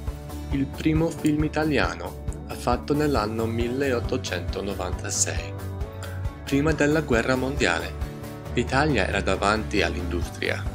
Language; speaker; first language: Italian; non-native, learner; English